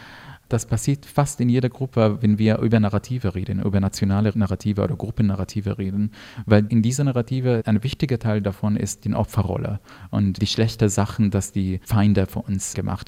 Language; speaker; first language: German; non-native, fluent; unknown